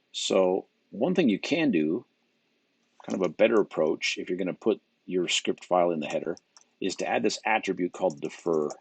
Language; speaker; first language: English; native; English